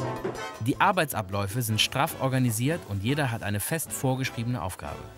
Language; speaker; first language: German; native; German